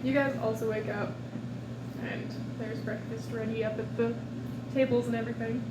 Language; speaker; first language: English; native; English